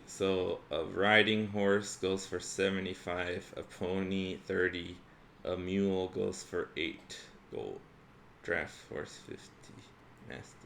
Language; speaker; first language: English; native; English